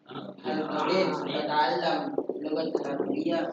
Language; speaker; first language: Arabic; non-native, learner; Indonesian